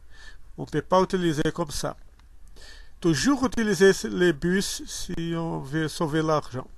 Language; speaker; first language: French; non-native, learner; Portuguese